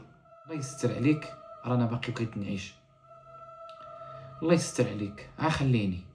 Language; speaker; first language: Arabic; native; Arabic